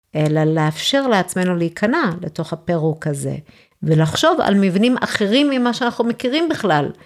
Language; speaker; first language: Hebrew; early bilingual, other home language; English